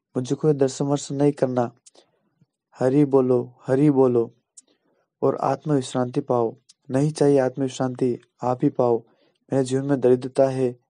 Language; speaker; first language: Hindi; native; Hindi